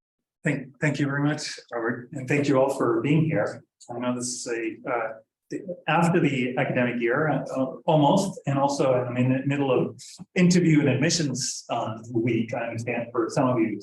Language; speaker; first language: English; non-native, fluent; Norwegian